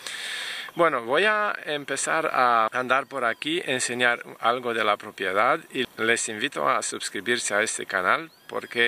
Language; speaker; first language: Spanish; non-native, fluent; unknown